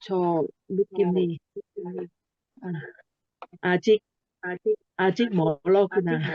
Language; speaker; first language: Korean; non-native, learner; Thai